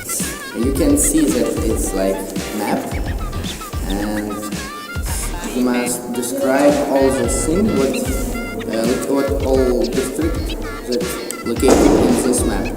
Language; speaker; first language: English; non-native, learner; Ukrainian